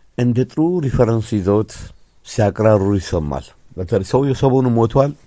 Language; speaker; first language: Amharic; native; Amharic